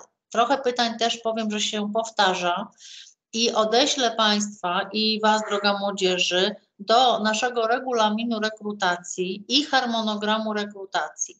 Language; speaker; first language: Polish; native; Polish